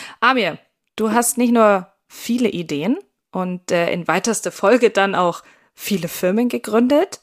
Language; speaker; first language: German; native; German